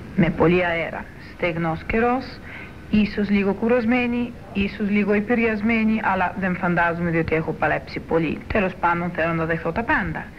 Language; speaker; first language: Greek; early bilingual, heritage; Greek